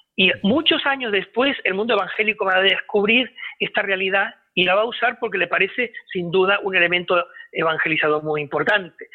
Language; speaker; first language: Spanish; native; Spanish